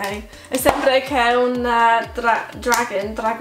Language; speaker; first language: Italian; non-native, fluent; English